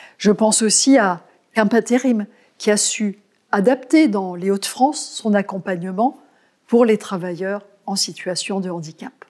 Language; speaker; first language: French; native; French